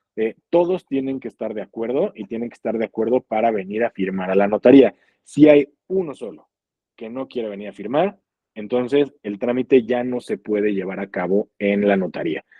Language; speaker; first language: Spanish; native; Spanish